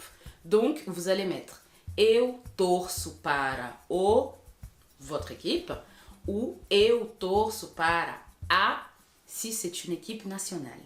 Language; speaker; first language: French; non-native, fluent; Portuguese